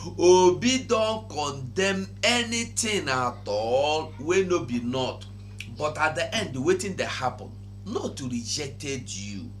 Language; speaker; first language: Nigerian Pidgin; non-native, local second language; Igbo